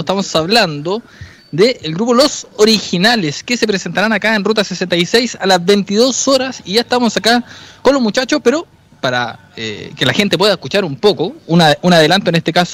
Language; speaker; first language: Spanish; native; Spanish